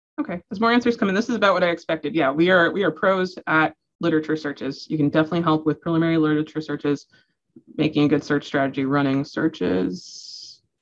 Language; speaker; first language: English; native; English